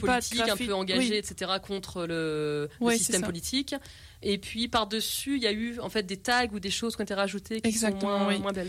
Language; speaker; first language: French; native; French